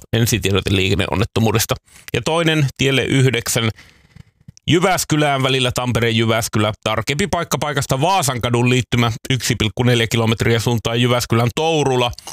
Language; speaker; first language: Finnish; native; Finnish